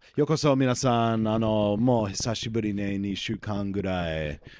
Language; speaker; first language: Japanese; non-native, learner; English